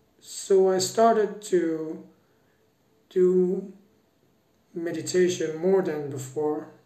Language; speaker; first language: English; non-native, fluent; Persian